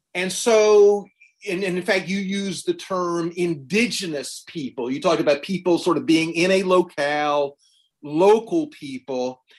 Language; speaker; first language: English; native; English